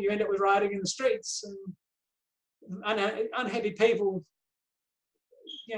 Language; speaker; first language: English; native; English